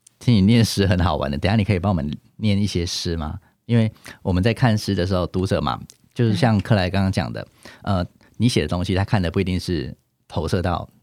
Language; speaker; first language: Chinese; native; Chinese